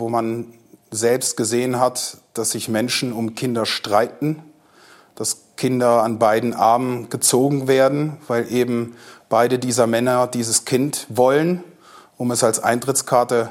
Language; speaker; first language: German; native; German